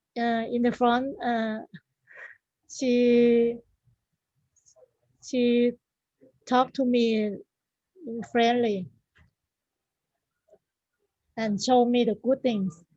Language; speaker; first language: English; non-native, learner; Thai